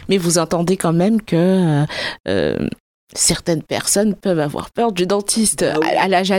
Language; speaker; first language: French; native; French